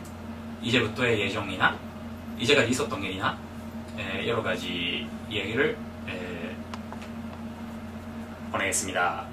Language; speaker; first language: Korean; non-native, fluent; Japanese